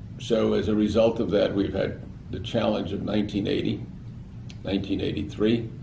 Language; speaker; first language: English; native; English